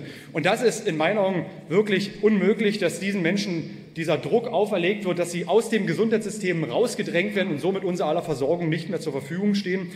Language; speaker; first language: German; native; German